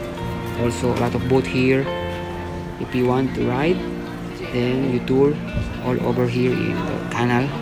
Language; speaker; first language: English; non-native, local second language; Filipino